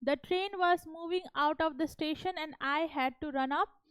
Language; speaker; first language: English; non-native, local second language; Hindi